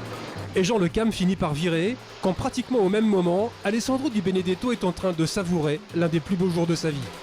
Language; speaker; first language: French; native; French